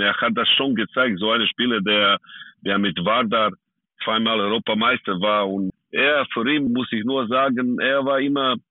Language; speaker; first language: German; non-native, fluent; Serbian